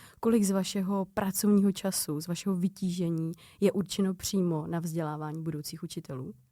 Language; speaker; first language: Czech; native; Czech